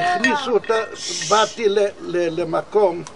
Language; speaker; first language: Hebrew; non-native, fluent; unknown